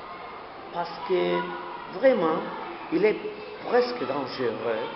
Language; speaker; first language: French; non-native, learner; Spanish